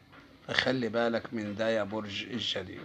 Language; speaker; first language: Arabic; native; Arabic